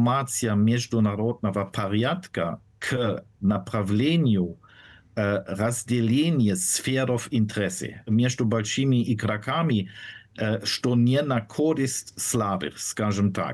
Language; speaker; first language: Russian; non-native, fluent; German